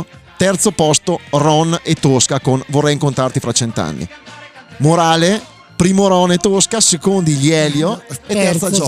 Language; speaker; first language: Italian; native; Italian